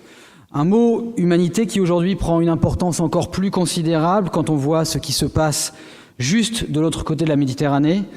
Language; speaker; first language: French; native; French